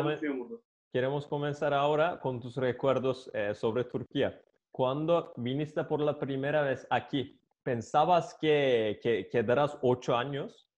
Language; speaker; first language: Spanish; non-native, fluent; Turkish